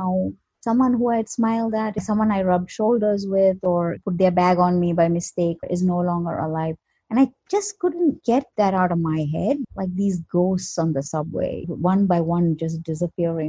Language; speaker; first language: English; non-native, local second language; Malayalam